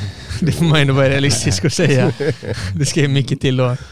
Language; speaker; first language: Swedish; native; Swedish